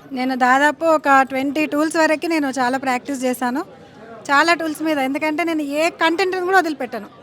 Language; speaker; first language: Telugu; native; Telugu